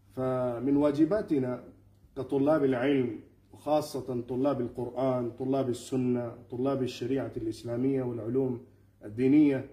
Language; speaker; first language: Arabic; non-native, fluent; Urdu